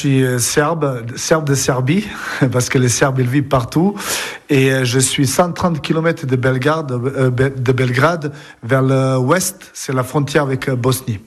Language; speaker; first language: French; non-native, fluent; Serbian